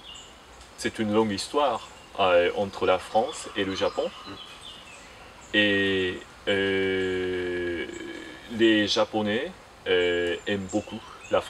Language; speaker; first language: French; non-native, fluent; Japanese